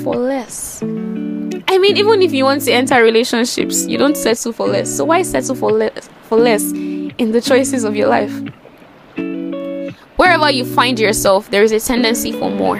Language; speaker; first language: English; non-native, local second language; Yoruba